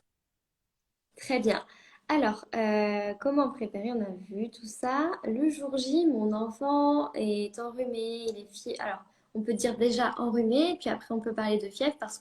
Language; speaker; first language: French; native; French